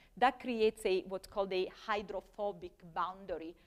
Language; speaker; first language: English; non-native, fluent; Italian